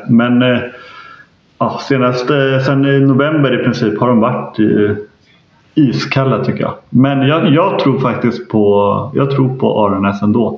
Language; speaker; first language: Swedish; native; Swedish